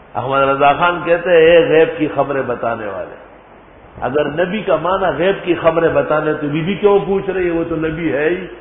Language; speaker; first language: Urdu; non-native, local second language; Pashto